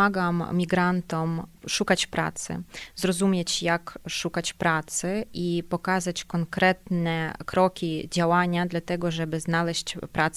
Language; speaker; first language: Polish; non-native, fluent; Ukrainian